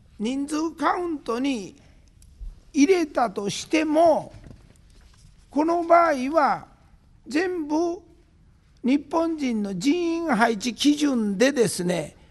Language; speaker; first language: Japanese; native; Japanese